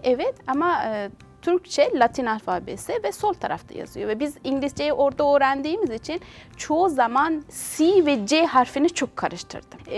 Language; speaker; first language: Turkish; non-native, fluent; Persian